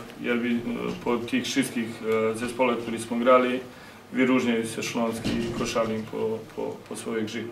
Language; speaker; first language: Polish; non-native, learner; Serbian